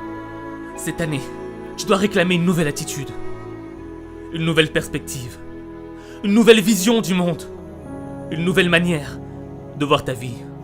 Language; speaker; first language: French; non-native, local second language; Haitian Creole